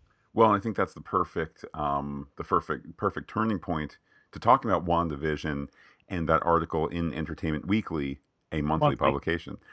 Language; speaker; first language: English; native; English